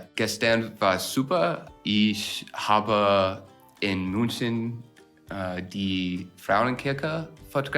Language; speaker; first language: German; non-native, learner; English